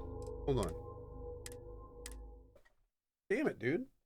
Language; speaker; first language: English; native; English